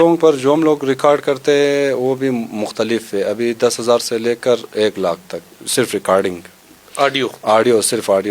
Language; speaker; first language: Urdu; non-native, local second language; Hazaragi